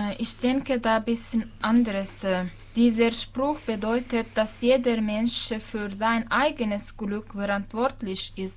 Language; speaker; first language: German; non-native, fluent; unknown